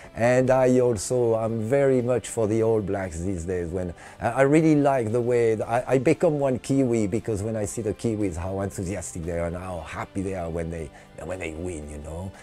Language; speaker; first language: English; non-native, fluent; French